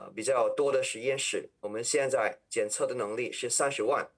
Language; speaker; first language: Chinese; non-native, local second language; Cantonese